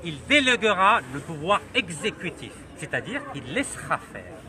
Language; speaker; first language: French; non-native, local second language; Arabic